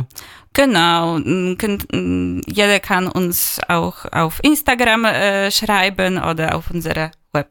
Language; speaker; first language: German; non-native, fluent; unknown